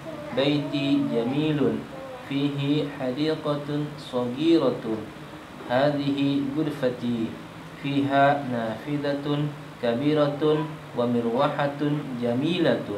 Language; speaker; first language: Arabic; non-native, learner; Indonesian